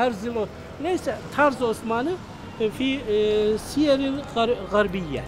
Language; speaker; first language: Arabic; non-native, fluent; Turkish